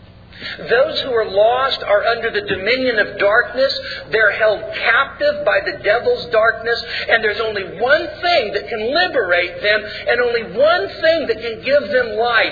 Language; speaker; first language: English; native; English